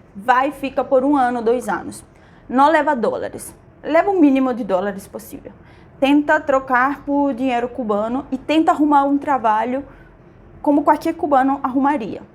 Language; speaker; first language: Portuguese; non-native, fluent; Spanish